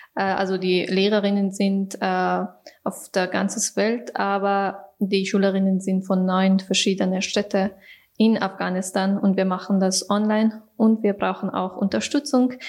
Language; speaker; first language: German; non-native, fluent; Persian